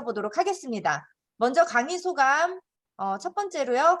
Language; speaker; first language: Korean; native; Korean